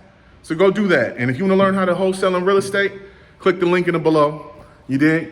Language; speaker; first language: English; native; English